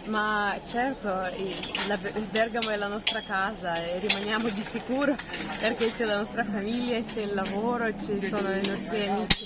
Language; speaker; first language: Italian; non-native, fluent; Ukrainian